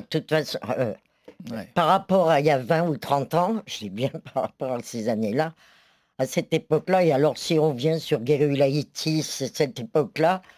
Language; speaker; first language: French; native; French